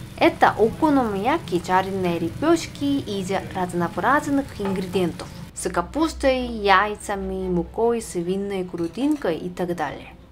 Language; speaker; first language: Russian; non-native, fluent; Korean